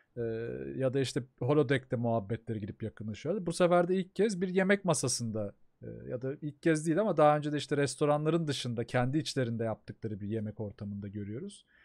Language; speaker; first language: Turkish; native; Turkish